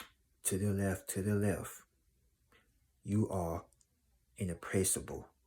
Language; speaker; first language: English; native; English